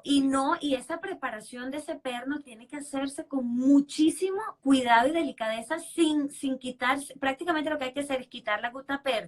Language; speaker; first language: Spanish; native; Spanish